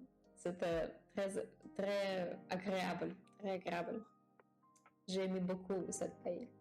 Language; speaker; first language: French; non-native, learner; Japanese